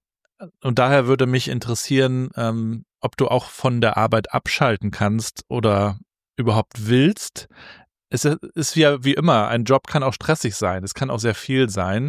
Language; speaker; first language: German; native; German